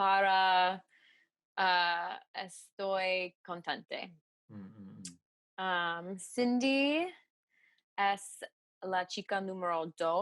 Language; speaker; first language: Spanish; non-native, learner; English